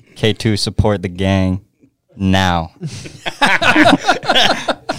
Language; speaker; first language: English; native; English